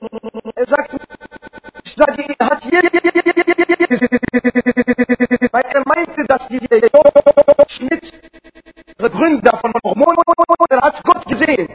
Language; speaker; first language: German; non-native, learner; Arabic